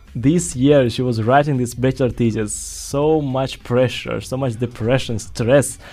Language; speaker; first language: English; non-native, fluent; Russian